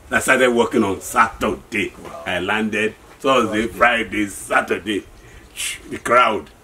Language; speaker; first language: English; non-native, local second language; Yoruba